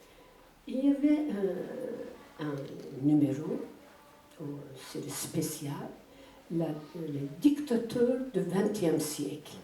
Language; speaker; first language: French; non-native, fluent; Turkish